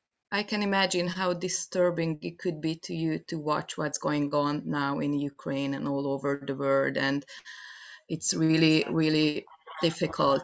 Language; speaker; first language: English; non-native, fluent; Hungarian